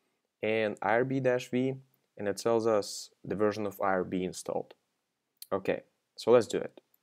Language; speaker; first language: English; non-native, fluent; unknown